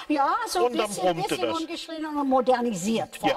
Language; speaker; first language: German; non-native, fluent; English